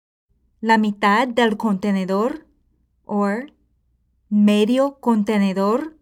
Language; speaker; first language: Spanish; non-native, fluent; English